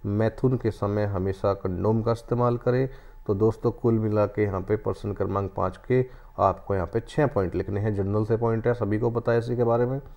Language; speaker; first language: Hindi; native; Hindi